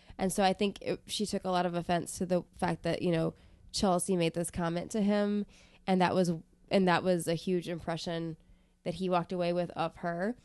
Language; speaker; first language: English; native; English